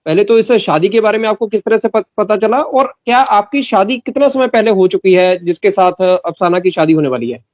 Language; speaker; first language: Hindi; non-native, local second language; Punjabi